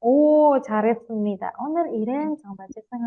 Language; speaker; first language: Korean; non-native, fluent; Indonesian